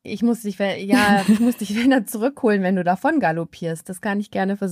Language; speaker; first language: German; native; German